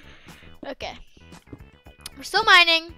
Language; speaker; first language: English; native; English